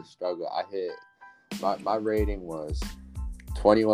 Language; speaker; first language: English; native; English